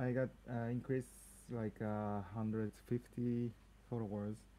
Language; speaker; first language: English; non-native, learner; Japanese